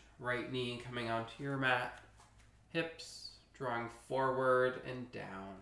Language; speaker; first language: English; native; English